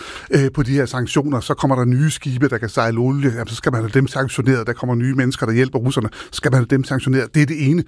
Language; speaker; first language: Danish; native; Danish